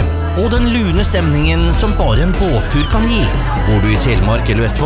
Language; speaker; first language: Norwegian; native; Norwegian